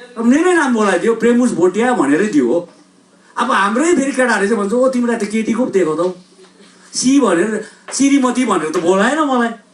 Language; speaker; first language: Nepali; native; Nepali